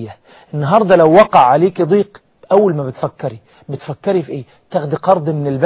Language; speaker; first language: Arabic; native; Arabic